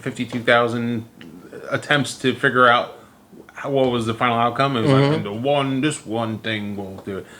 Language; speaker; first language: English; native; English